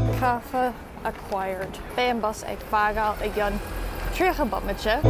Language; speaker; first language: Irish; non-native, learner; English